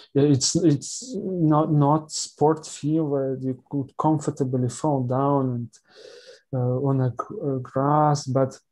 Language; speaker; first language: English; non-native, learner; Ukrainian